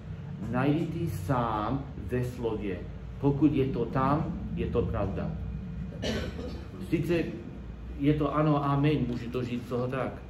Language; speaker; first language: Czech; non-native, learner; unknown